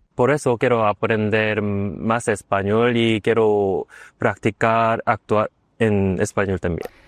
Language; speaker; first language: Spanish; non-native, learner; Korean